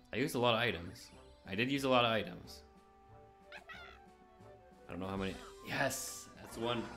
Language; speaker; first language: English; native; English